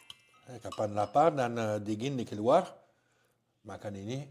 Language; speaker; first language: Indonesian; non-native, learner; French